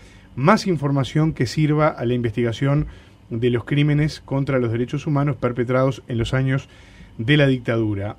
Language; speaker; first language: Spanish; native; Spanish